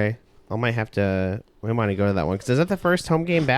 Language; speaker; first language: English; native; English